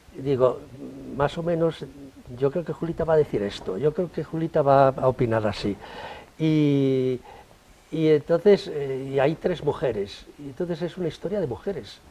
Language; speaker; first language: Spanish; native; Spanish